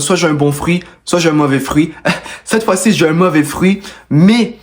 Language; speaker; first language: French; native; French